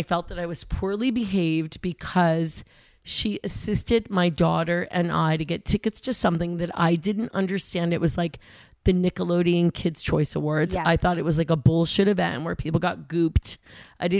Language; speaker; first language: English; native; English